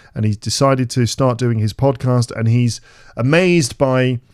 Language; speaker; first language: English; native; English